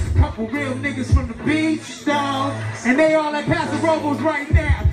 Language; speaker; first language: English; native; English